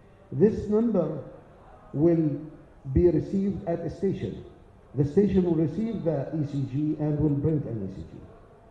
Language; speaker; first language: English; non-native, fluent; Arabic